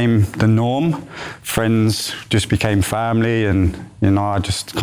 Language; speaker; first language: English; native; English